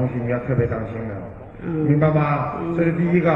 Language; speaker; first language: Chinese; native; Chinese